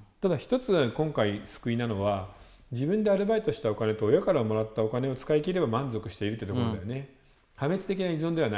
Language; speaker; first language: Japanese; native; Japanese